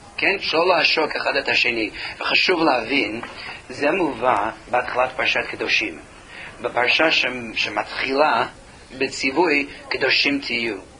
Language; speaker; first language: Hebrew; non-native, fluent; English